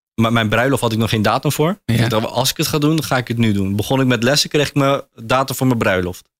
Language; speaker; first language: Dutch; early bilingual, other home language; Turkish